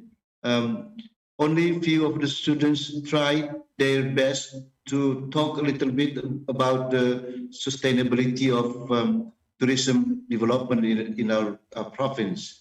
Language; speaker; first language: English; non-native, fluent; Indonesian